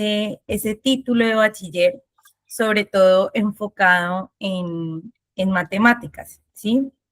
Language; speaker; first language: Spanish; native; Spanish